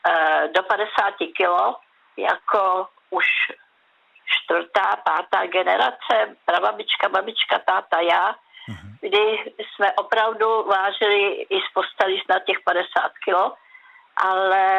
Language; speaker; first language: Czech; native; Czech